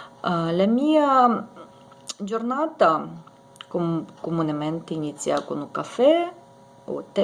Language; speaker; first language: Italian; non-native, learner; Ukrainian